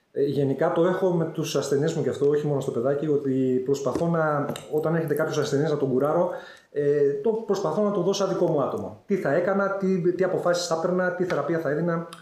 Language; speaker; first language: Greek; native; Greek